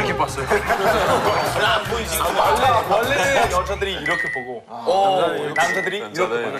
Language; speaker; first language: Korean; non-native, fluent; Italian